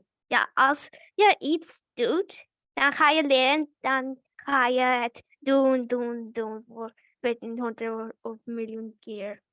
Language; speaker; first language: Dutch; early bilingual, other home language; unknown